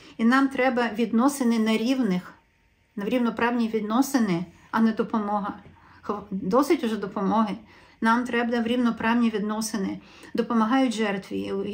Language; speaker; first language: Ukrainian; native; Ukrainian